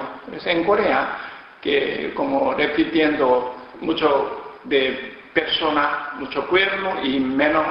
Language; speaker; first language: Spanish; non-native, learner; Korean